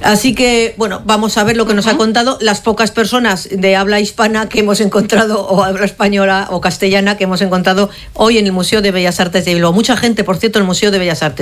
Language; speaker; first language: Spanish; native; Spanish